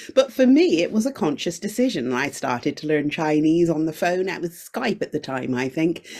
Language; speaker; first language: English; native; English